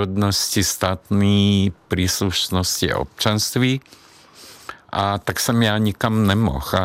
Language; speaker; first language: Czech; non-native, fluent; Hungarian